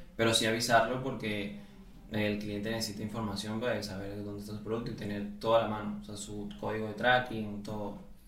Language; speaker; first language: Spanish; native; Spanish